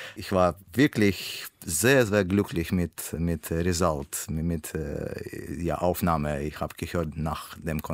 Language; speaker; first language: German; non-native, learner; Russian